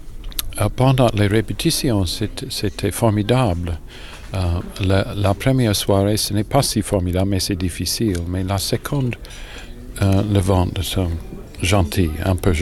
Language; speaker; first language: French; non-native, learner; English